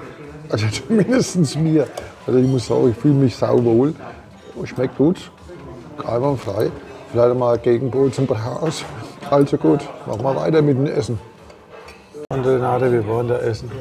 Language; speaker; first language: German; native; German